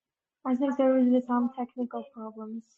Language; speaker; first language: English; non-native, learner; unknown